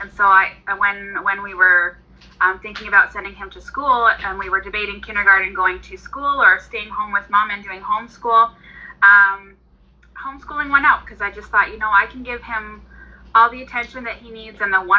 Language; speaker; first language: English; native; English